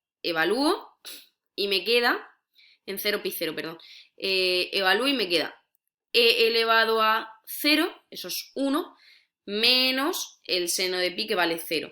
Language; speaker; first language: Spanish; native; Spanish